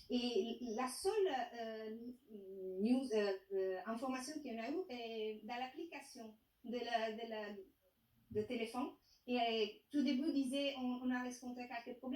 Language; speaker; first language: French; non-native, fluent; Italian